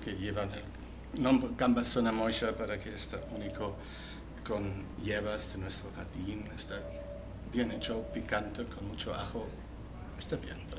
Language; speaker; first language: Spanish; non-native, fluent; German